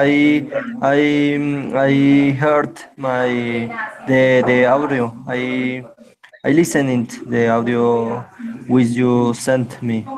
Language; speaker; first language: English; non-native, learner; Spanish